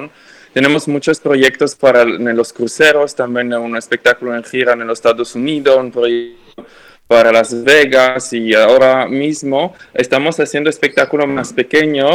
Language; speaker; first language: Spanish; non-native, fluent; French